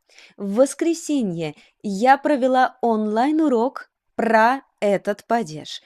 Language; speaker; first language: Russian; non-native, fluent; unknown